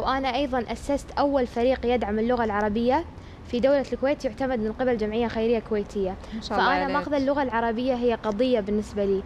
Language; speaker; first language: Arabic; native; Arabic